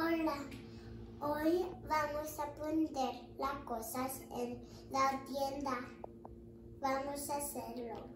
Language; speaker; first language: Spanish; early bilingual, heritage; English